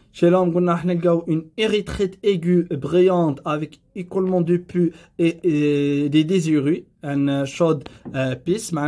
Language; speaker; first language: French; non-native, local second language; Arabic